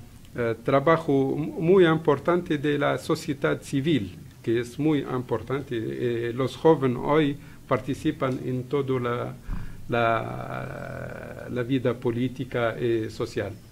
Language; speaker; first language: Spanish; non-native, fluent; Arabic